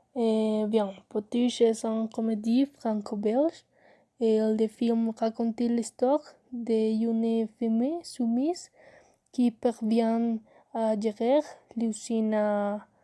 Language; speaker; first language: French; non-native, learner; Spanish